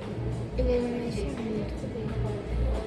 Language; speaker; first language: French; native; French